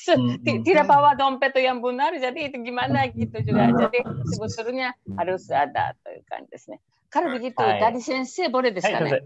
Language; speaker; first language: Indonesian; non-native, fluent; Japanese